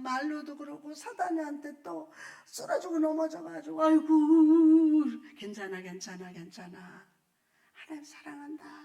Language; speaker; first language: Korean; native; Korean